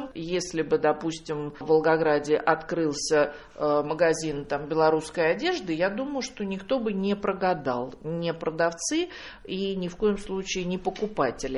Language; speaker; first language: Russian; native; Russian